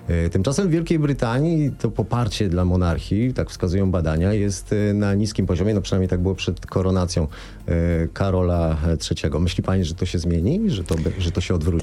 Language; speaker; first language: Polish; native; Polish